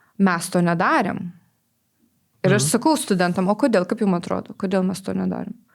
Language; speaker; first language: Lithuanian; non-native, local second language; Polish